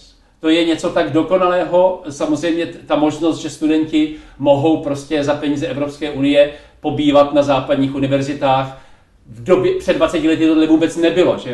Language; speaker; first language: Czech; native; Czech